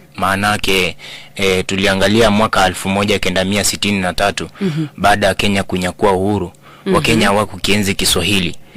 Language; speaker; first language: Swahili; native; Swahili